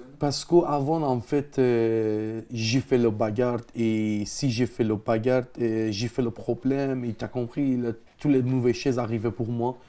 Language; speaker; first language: French; non-native, learner; Persian